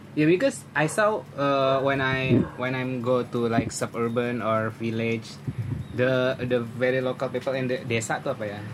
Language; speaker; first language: English; non-native, learner; Indonesian